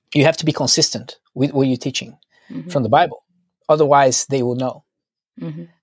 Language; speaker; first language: English; non-native, fluent; Portuguese